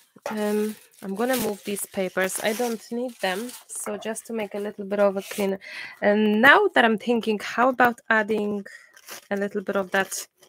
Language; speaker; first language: English; non-native, fluent; Polish